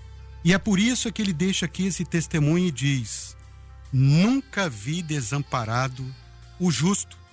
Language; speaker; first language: Portuguese; native; Portuguese